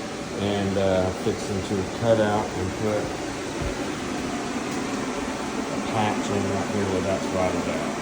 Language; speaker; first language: English; native; English